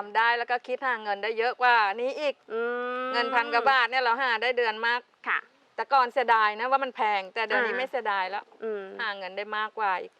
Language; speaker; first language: Thai; native; Thai